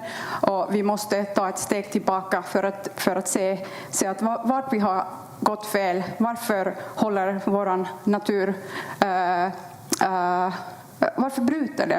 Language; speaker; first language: Swedish; non-native, fluent; Kurdish